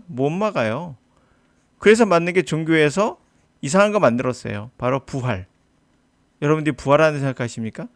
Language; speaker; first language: Korean; native; Korean